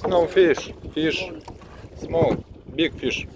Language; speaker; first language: English; non-native, learner; Russian